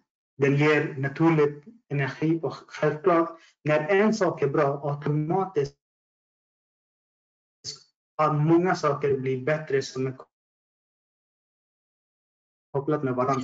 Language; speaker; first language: Swedish; non-native, fluent; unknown